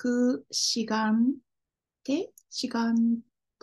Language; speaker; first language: Korean; non-native, learner; Japanese